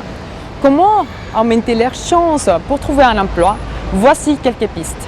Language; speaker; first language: French; native; French